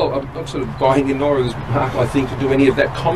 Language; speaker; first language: English; native; English